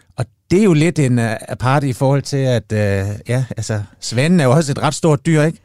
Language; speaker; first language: Danish; native; Danish